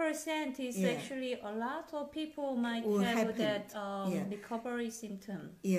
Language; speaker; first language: English; non-native, learner; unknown